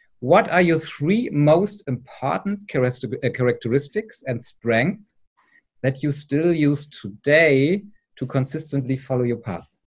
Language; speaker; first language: English; non-native, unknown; German